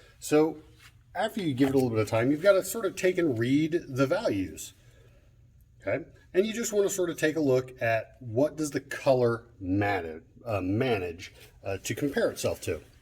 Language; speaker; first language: English; native; English